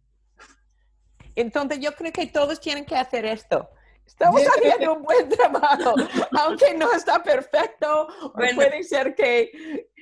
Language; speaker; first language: Spanish; non-native, fluent; English